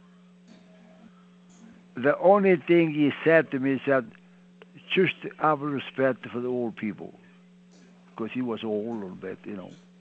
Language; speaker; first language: English; non-native, learner; Italian